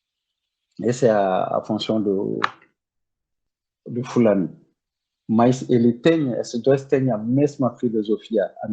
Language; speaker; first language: Portuguese; non-native, learner; Bambara